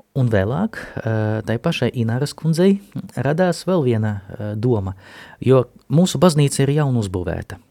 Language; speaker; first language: Latvian; non-native, local second language; Russian